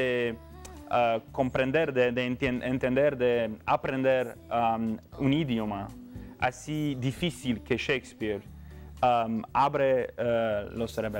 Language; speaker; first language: Spanish; non-native, learner; Romanian